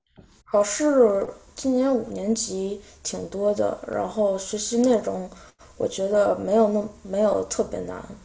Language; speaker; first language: Chinese; early bilingual, other home language; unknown